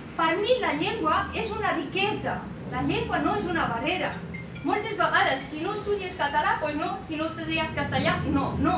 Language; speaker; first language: Catalan; non-native, fluent; Persian